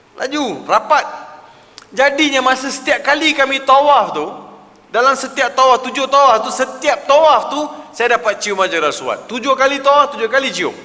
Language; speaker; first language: Malay; non-native, local second language; Tamil